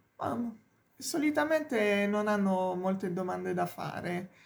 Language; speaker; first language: Italian; non-native, fluent; French